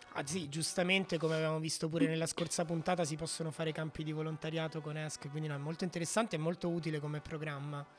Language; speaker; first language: Italian; native; Italian